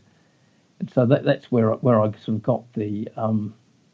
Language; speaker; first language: English; native; English